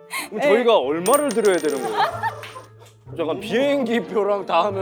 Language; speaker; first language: Korean; native; Korean